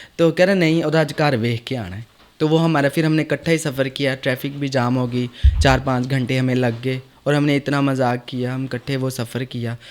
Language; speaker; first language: Urdu; non-native, local second language; Punjabi